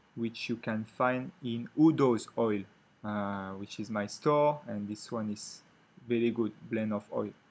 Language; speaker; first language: English; non-native, fluent; French